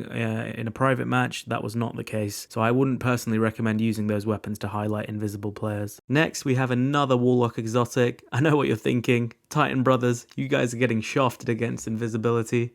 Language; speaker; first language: English; native; English